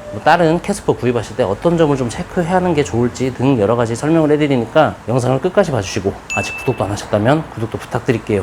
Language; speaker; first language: Korean; native; Korean